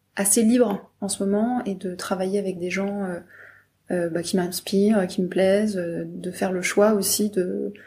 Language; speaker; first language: French; native; French